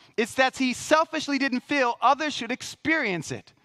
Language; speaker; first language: English; native; English